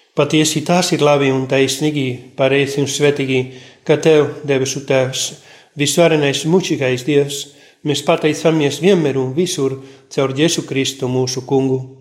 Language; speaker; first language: Latvian; non-native, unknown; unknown